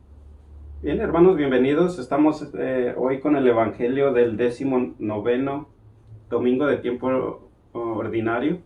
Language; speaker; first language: Spanish; native; Spanish